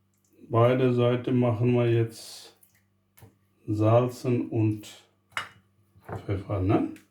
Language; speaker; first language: German; non-native, learner; Urdu